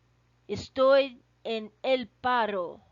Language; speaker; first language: Spanish; non-native, fluent; Portuguese